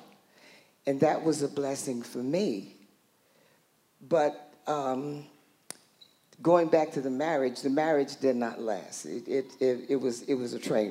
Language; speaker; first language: English; native; English